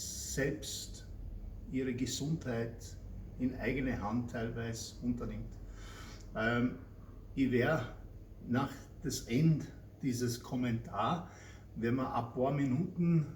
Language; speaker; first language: German; non-native, learner; English